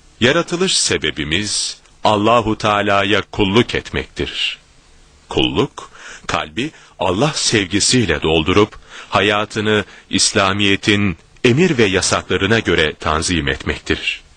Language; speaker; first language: Turkish; native; Turkish